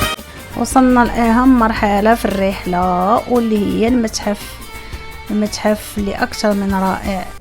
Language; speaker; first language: Arabic; native; Arabic